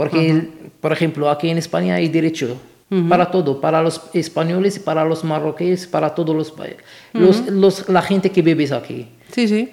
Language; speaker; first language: Spanish; non-native, learner; Arabic